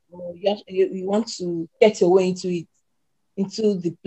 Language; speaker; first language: English; non-native, local second language; Igbo